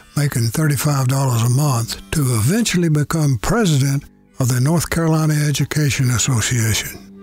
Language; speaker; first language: English; native; English